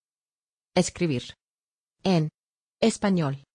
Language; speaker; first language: Spanish; non-native, learner; Vietnamese